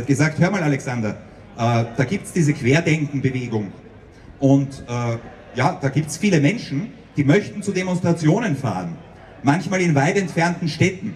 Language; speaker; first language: German; native; German